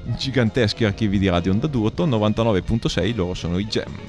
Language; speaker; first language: Italian; native; Italian